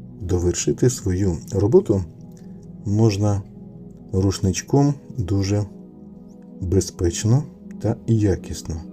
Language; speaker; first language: Ukrainian; native; Ukrainian